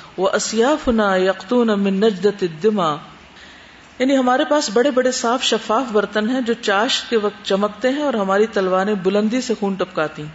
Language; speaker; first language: Urdu; native; Urdu